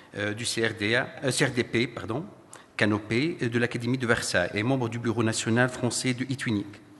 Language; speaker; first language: French; non-native, local second language; Arabic